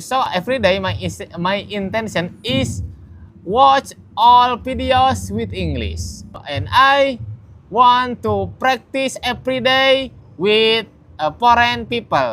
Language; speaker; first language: English; non-native, learner; Indonesian